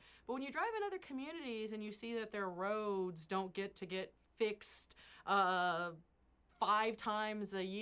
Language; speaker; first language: English; native; English